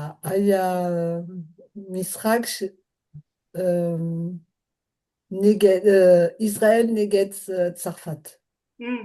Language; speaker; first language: Hebrew; non-native, learner; French